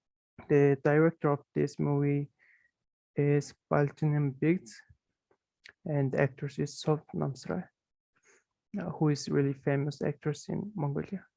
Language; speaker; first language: English; non-native, fluent; Mongolian